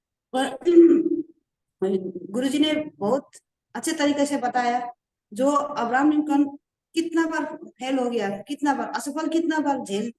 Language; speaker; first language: Hindi; non-native, local second language; Nepali